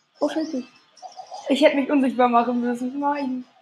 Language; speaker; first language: German; native; German